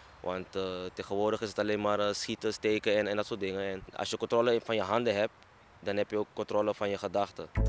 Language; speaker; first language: Dutch; early bilingual, other home language; Papiamento